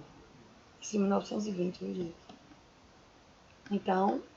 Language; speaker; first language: Portuguese; native; Portuguese